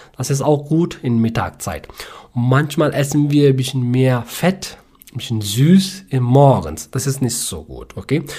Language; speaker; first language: German; non-native, learner; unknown